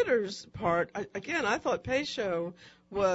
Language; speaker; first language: English; native; English